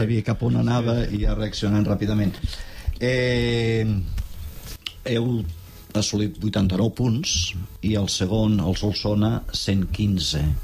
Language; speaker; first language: Catalan; native; Catalan